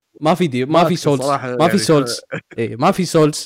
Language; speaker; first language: Arabic; native; Arabic